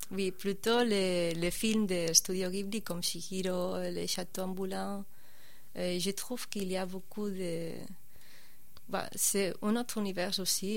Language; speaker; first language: French; non-native, fluent; Spanish